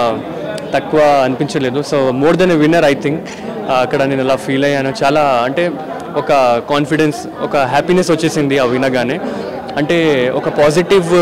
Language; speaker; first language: Telugu; non-native, local second language; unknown